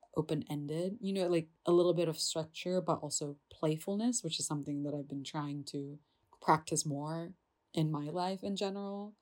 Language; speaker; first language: English; non-native, fluent; Indonesian